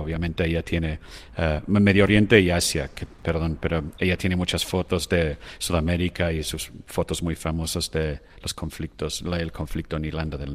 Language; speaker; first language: Spanish; non-native, fluent; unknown